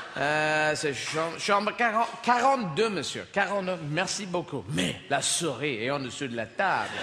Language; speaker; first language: French; non-native, learner; English